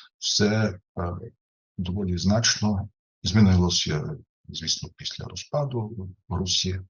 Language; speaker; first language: Ukrainian; non-native, fluent; German